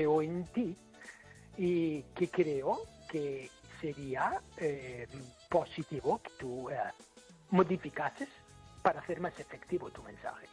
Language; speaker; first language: Spanish; non-native, fluent; English